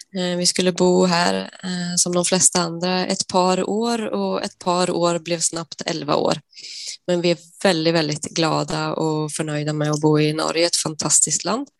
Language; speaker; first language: Swedish; native; Swedish